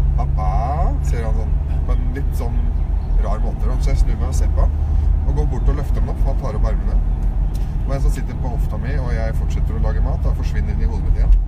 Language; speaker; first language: Norwegian; early bilingual, other home language; Arabic